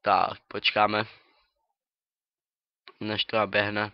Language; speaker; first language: Czech; native; Czech